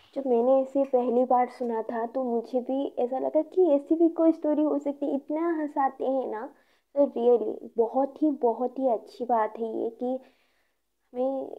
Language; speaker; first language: Hindi; non-native, local second language; Odia